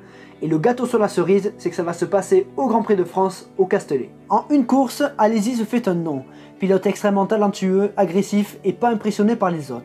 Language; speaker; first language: French; native; French